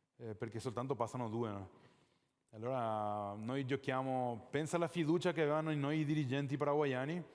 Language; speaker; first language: Italian; non-native, fluent; Spanish